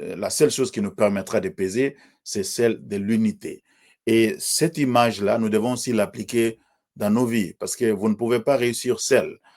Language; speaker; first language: French; non-native, local second language; Swahili